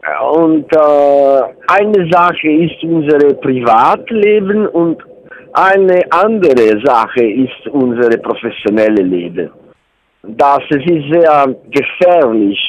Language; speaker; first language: German; non-native, learner; Italian